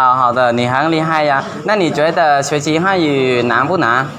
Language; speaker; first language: Chinese; non-native, fluent; Lao